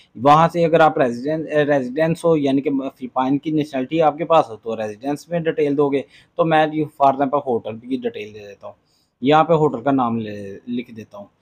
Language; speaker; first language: Urdu; non-native, local second language; Punjabi